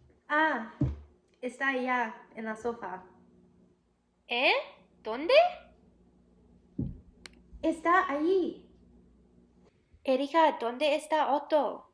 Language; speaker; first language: Spanish; non-native, learner; English